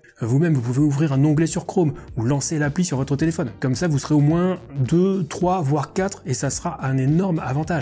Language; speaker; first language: French; native; French